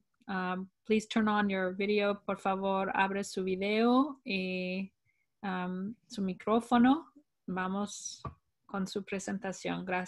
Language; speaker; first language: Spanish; non-native, fluent; English